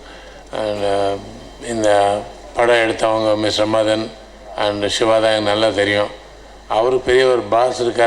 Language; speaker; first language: Tamil; non-native, learner; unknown